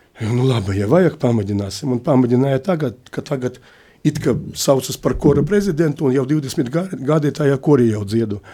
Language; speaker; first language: Latvian; non-native, local second language; Russian